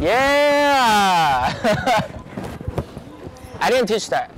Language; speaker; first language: English; non-native, learner; Chinese